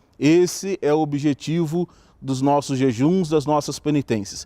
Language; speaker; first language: Portuguese; native; Portuguese